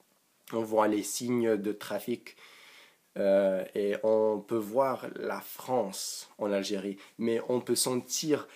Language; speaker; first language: French; non-native, learner; English